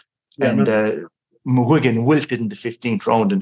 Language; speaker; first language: English; native; English